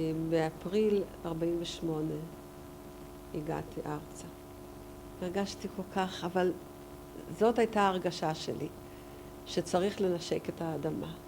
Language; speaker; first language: Hebrew; non-native, fluent; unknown